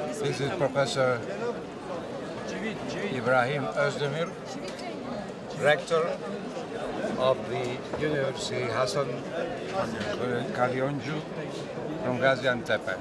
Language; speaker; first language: English; non-native, fluent; Bosnian